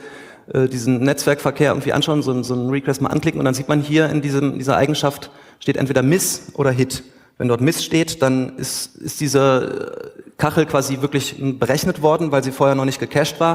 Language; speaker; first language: German; native; German